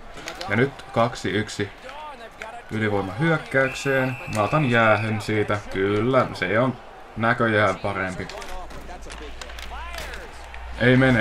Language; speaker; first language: Finnish; native; Finnish